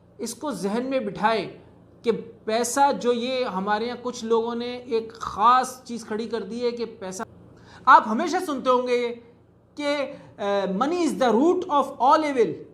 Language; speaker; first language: Urdu; native; Urdu